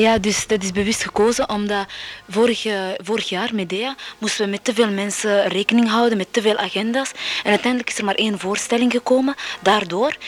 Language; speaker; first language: Dutch; early bilingual, other home language; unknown